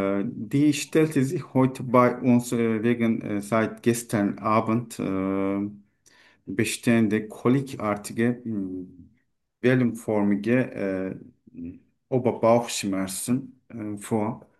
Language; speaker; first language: German; non-native, fluent; Turkish